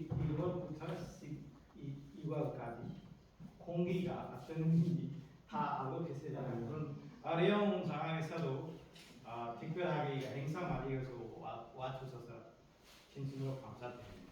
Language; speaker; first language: Korean; non-native, fluent; Hindi